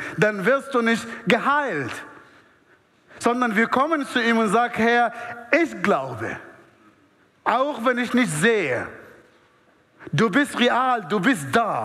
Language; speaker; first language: German; non-native, fluent; Arabic